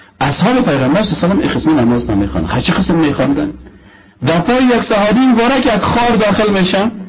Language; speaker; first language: Persian; native; Persian